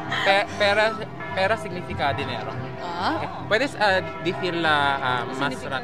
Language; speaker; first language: Spanish; non-native, fluent; Filipino